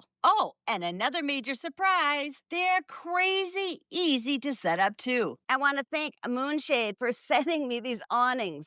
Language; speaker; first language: English; native; English